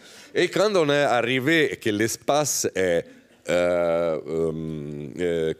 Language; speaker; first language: French; non-native, fluent; Italian